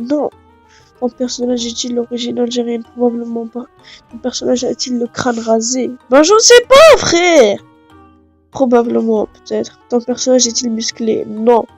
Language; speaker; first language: French; non-native, local second language; Arabic